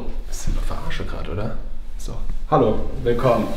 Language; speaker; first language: German; native; German